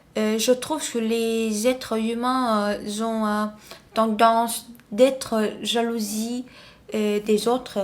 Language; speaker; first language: French; non-native, learner; Vietnamese